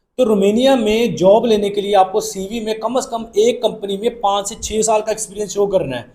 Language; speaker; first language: Urdu; non-native, local second language; Punjabi